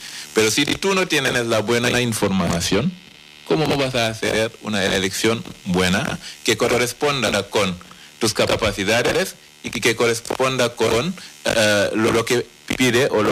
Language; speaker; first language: Spanish; non-native, fluent; Wolof